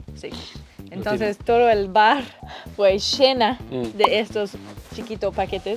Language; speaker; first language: Spanish; non-native, learner; English